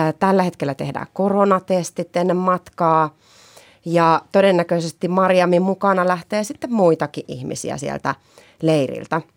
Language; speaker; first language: Finnish; native; Finnish